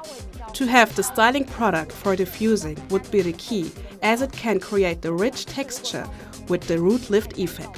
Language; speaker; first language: English; non-native, fluent; Chinese